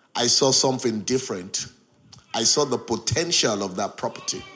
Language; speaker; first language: English; non-native, local second language; Yoruba